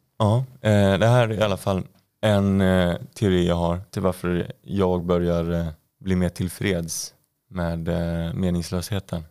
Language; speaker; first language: Swedish; native; Swedish